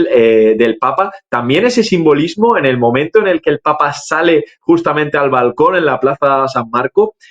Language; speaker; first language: Spanish; native; Spanish